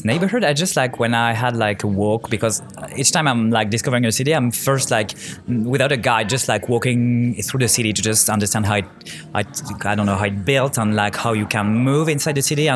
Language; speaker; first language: English; non-native, fluent; French